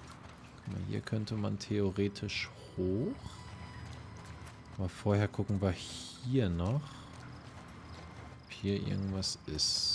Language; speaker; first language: German; native; German